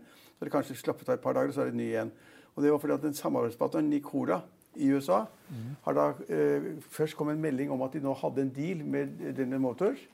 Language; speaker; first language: Norwegian; native; Norwegian